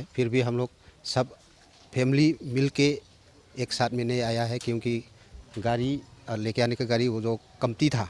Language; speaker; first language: Hindi; non-native, local second language; Manipuri